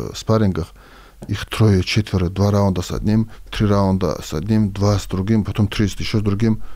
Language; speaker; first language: Russian; non-native, local second language; Avaric